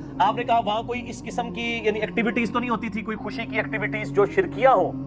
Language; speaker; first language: Urdu; non-native, local second language; Punjabi